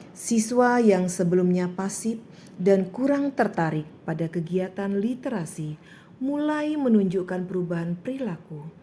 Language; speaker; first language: Indonesian; native; Indonesian